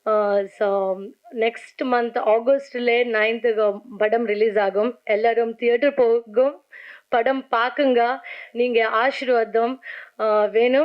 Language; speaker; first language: Tamil; non-native, learner; Kannada